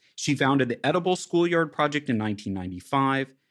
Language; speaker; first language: English; native; English